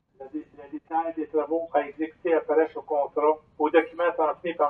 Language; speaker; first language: French; native; French